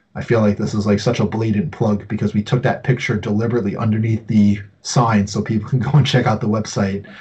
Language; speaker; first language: English; native; English